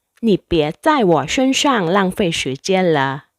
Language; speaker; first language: Chinese; non-native, fluent; Thai